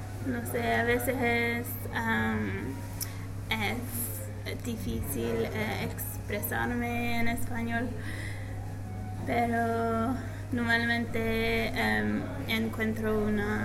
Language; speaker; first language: Spanish; non-native, learner; English